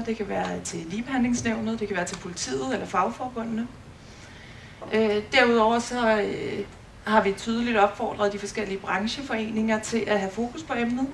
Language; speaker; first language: Danish; native; Danish